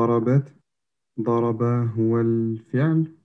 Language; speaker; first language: Arabic; non-native, learner; French